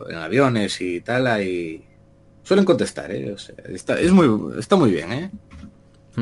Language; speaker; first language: Spanish; native; Spanish